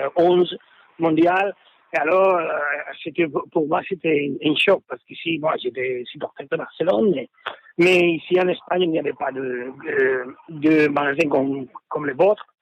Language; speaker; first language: French; non-native, fluent; Spanish